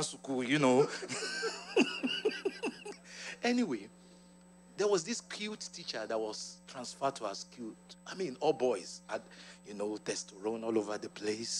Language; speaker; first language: English; non-native, local second language; Yoruba